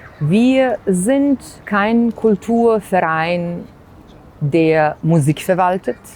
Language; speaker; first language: German; non-native, fluent; Bosnian